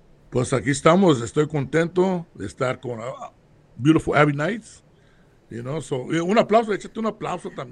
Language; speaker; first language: Spanish; early bilingual, heritage; Spanish